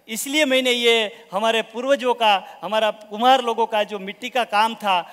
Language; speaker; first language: Hindi; non-native, local second language; Gujarati